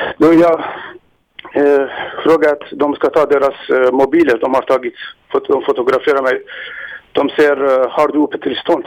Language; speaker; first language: Swedish; non-native, learner; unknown